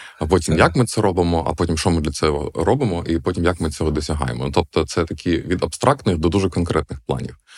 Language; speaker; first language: Ukrainian; non-native, local second language; Russian